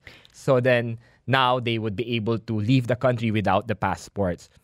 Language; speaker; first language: English; non-native, local second language; Filipino